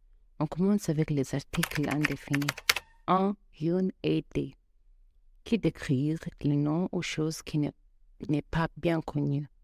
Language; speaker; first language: French; non-native, fluent; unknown